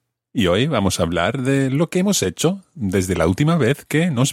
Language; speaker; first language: Spanish; non-native, fluent; English